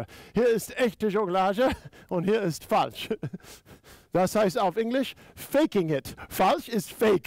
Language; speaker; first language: German; non-native, fluent; English